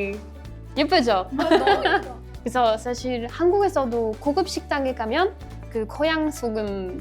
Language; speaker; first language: Korean; non-native, learner; French